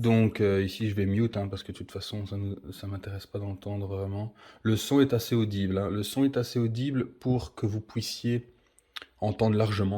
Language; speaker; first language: French; native; French